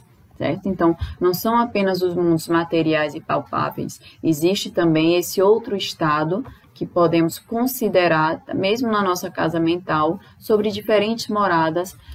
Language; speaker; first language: Portuguese; native; Portuguese